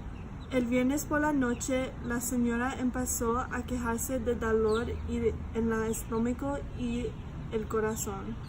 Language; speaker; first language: Spanish; non-native, learner; English